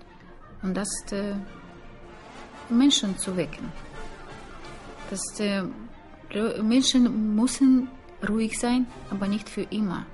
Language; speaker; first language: German; non-native, learner; Russian